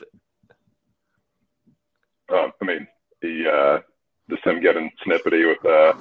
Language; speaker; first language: English; native; English